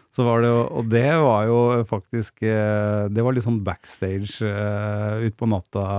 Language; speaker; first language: Norwegian; native; Norwegian